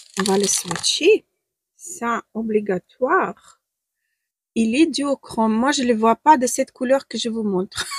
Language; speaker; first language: French; non-native, fluent; Ukrainian